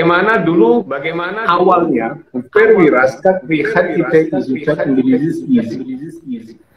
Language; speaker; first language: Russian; non-native, learner; Javanese